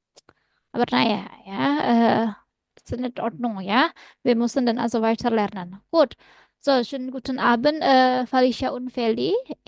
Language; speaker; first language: German; non-native, fluent; Indonesian